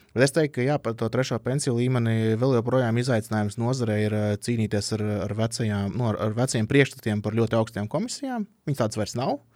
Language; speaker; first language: Latvian; non-native, local second language; Russian